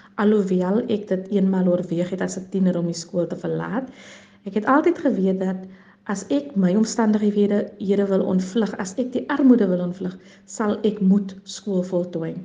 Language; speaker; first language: Afrikaans; native; Afrikaans